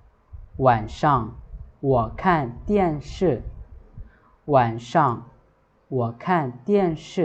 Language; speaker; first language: Chinese; non-native, fluent; Lao